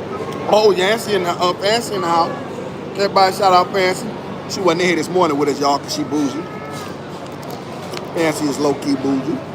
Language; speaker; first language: English; native; English